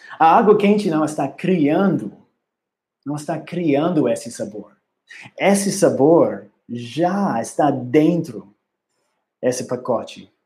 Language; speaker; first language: Portuguese; non-native, learner; English